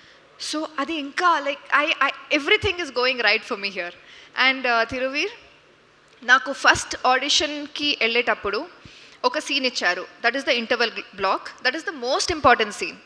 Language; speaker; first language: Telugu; non-native, local second language; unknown